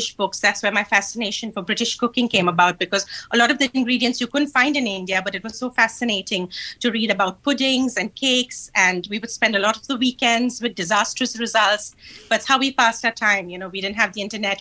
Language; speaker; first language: English; non-native, local second language; Hindi